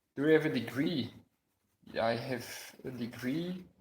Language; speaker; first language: English; non-native, fluent; Dutch